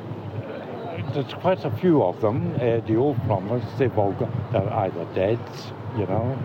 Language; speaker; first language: English; native; English